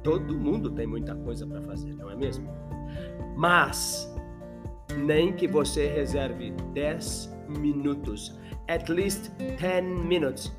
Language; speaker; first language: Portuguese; non-native, fluent; English